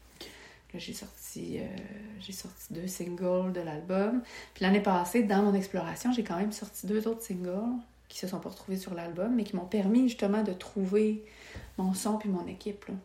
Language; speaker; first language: French; native; French